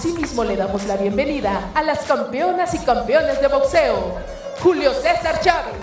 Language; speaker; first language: Spanish; native; Spanish